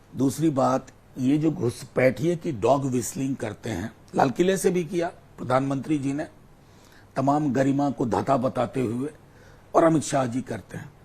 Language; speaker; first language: Hindi; non-native, local second language; Maithili